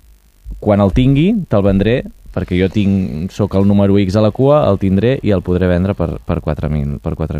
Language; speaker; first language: Catalan; native; Catalan